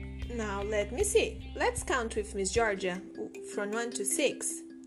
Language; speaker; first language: English; non-native, fluent; Portuguese